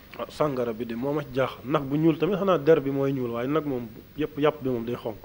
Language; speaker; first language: Wolof; non-native, local second language; Fula